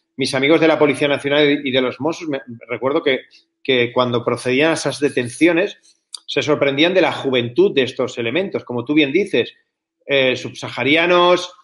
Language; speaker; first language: Spanish; native; Spanish